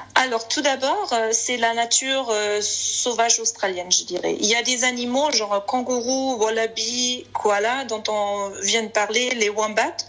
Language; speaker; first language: French; non-native, fluent; German